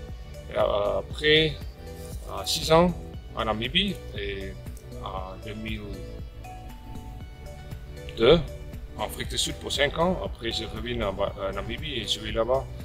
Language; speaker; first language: French; non-native, learner; Afrikaans